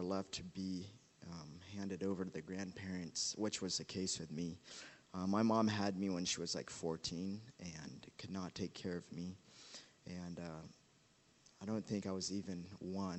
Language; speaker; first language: English; non-native, local second language; Ganda